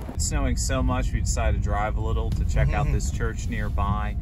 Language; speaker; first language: English; native; English